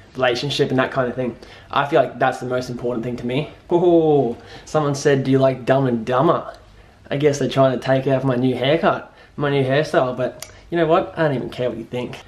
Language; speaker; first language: English; native; English